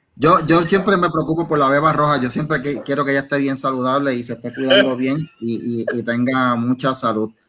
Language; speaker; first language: Spanish; native; Spanish